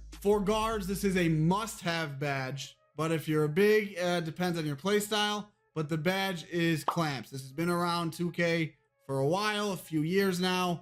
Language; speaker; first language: English; native; English